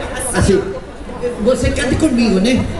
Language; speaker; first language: Portuguese; non-native, learner; Spanish